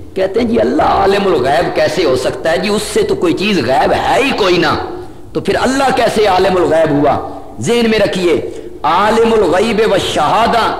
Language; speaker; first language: Urdu; non-native, local second language; Punjabi